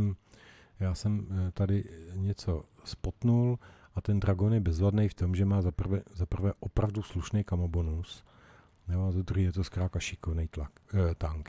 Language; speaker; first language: Czech; native; Czech